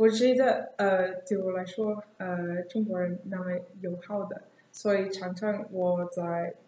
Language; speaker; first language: Chinese; non-native, learner; English